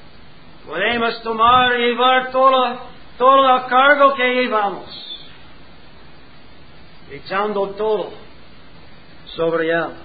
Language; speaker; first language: Spanish; non-native, learner; English